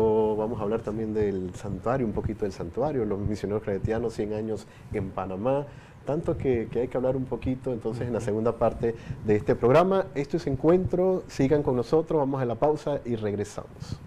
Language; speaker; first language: Spanish; native; Spanish